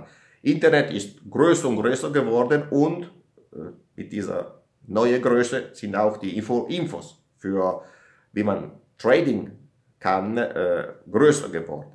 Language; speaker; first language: German; non-native, learner; Italian